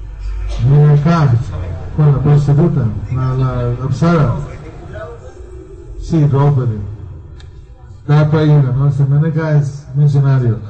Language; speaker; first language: Spanish; non-native, learner; Bangla